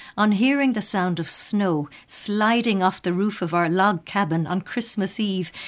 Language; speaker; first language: English; native; English